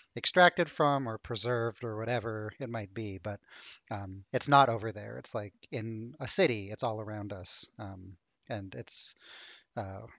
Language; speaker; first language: English; native; English